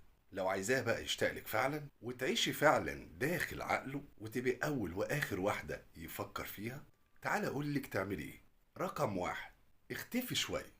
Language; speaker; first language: Arabic; native; Arabic